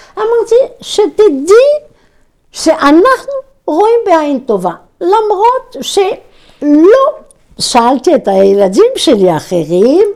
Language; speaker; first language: Hebrew; non-native, fluent; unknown